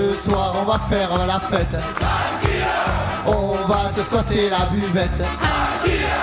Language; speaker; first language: French; native; French